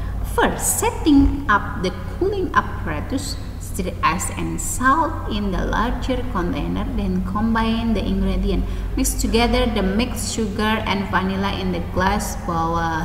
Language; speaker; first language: English; non-native, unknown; Indonesian